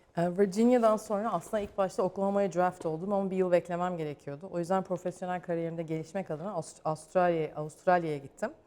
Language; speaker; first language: Turkish; native; Turkish